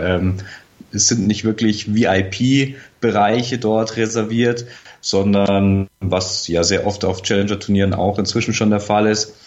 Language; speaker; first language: German; native; German